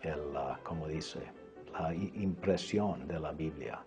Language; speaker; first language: Spanish; early bilingual, other home language; English